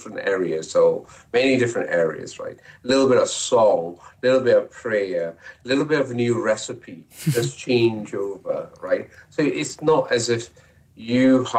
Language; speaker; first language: English; non-native, local second language; Punjabi